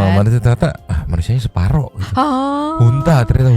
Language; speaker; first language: Indonesian; native; Indonesian